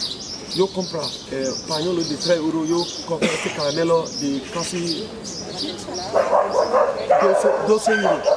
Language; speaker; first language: Spanish; non-native, learner; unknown